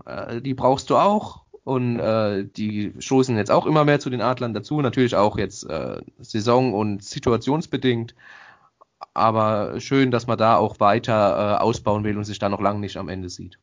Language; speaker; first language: German; native; German